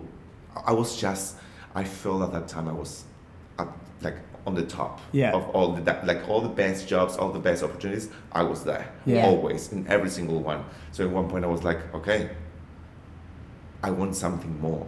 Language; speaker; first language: English; non-native, learner; Spanish